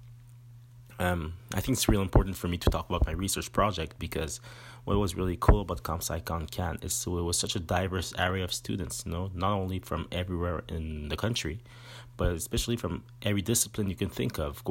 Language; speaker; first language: English; non-native, fluent; French